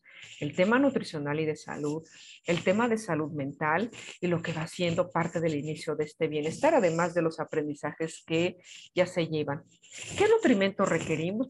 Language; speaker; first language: Spanish; native; Spanish